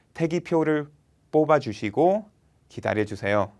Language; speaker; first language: Korean; non-native, fluent; English